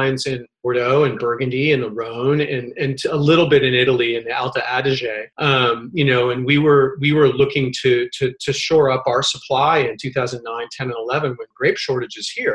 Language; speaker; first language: English; native; English